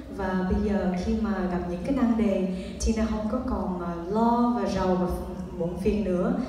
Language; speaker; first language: Vietnamese; early bilingual, heritage; Vietnamese